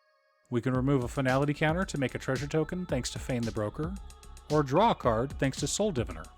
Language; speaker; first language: English; native; English